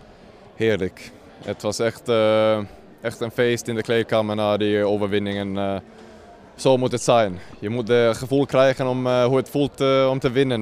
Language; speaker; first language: Dutch; non-native, fluent; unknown